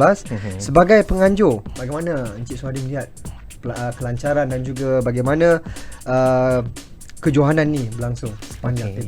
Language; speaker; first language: Malay; native; Malay